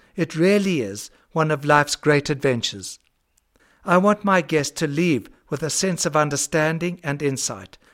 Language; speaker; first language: English; native; English